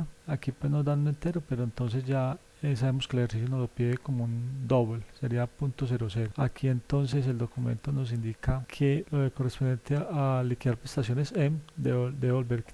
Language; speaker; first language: Spanish; native; Spanish